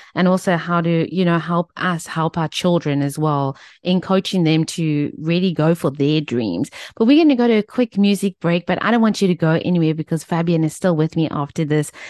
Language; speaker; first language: English; native; English